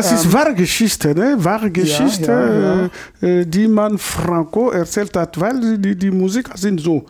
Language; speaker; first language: German; non-native, learner; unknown